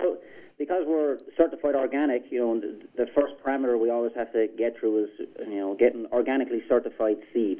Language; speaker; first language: English; native; English